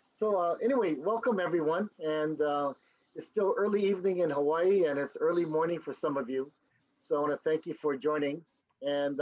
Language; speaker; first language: English; native; English